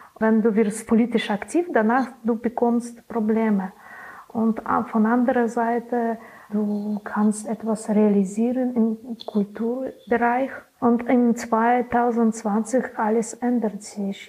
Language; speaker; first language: German; non-native, learner; Belarusian